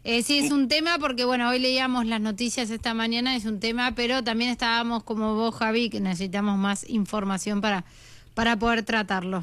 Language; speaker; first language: Spanish; native; Spanish